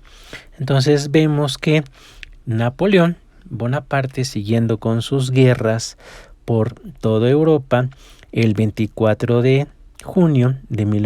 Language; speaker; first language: Spanish; native; Spanish